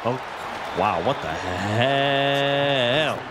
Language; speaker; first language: English; native; English